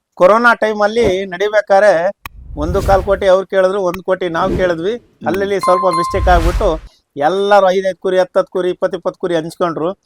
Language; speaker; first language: Kannada; native; Kannada